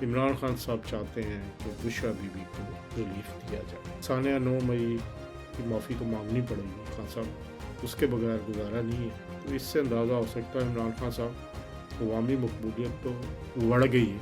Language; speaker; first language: Urdu; native; Urdu